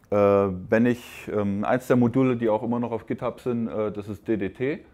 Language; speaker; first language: German; native; German